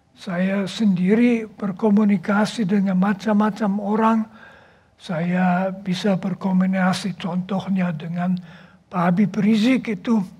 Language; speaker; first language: Indonesian; non-native, fluent; German